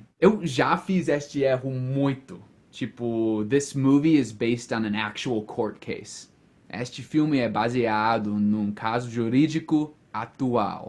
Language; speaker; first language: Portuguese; non-native, fluent; English